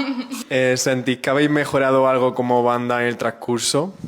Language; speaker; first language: Spanish; native; Spanish